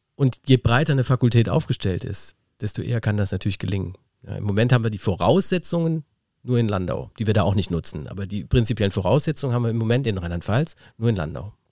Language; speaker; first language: German; native; German